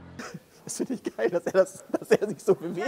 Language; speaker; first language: German; native; German